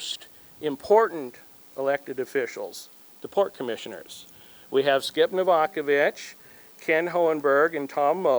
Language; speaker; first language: English; native; English